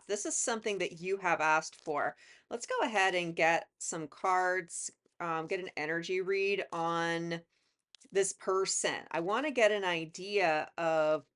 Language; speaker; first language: English; native; English